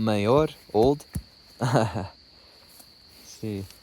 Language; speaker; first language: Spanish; non-native, learner; English